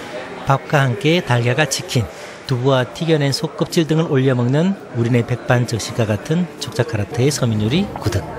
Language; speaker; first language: Korean; native; Korean